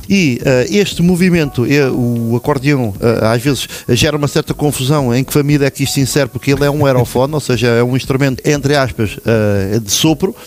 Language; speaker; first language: Portuguese; native; Portuguese